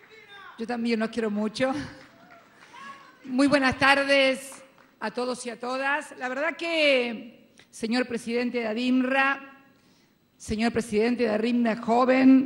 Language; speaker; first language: Spanish; native; Spanish